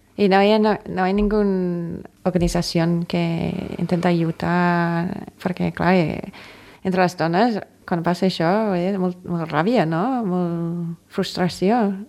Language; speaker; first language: Catalan; non-native, fluent; English